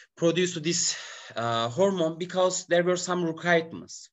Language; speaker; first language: English; non-native, learner; Turkish